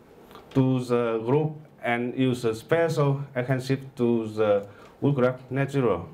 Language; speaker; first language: English; non-native, learner; Vietnamese